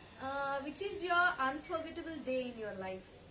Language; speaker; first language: Tamil; non-native, learner; Telugu